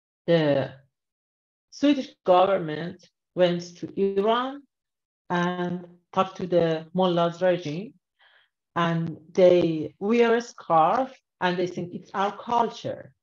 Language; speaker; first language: English; non-native, learner; Persian